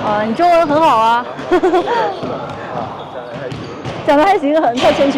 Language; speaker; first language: Chinese; native; Chinese